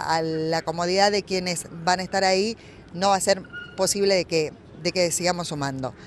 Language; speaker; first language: Spanish; native; Spanish